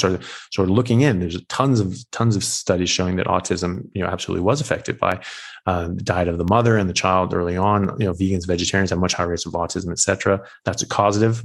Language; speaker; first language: English; native; English